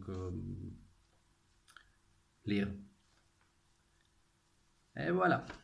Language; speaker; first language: French; non-native, fluent; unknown